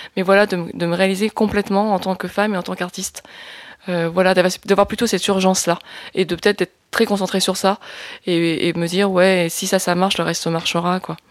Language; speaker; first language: French; early bilingual, other home language; Lao